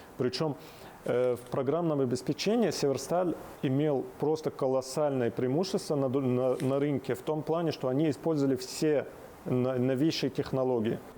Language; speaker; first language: Russian; non-native, fluent; Arabic